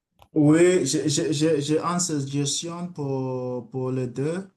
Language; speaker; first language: French; non-native, learner; English